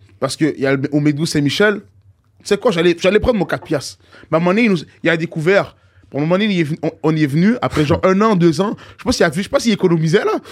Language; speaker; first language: French; native; French